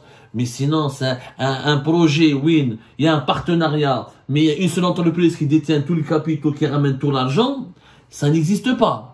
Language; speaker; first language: French; non-native, local second language; Arabic